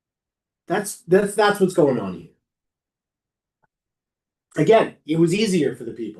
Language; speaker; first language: English; native; English